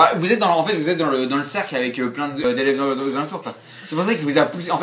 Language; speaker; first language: French; native; French